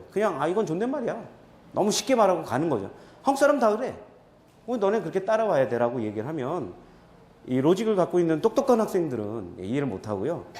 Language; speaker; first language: Korean; native; Korean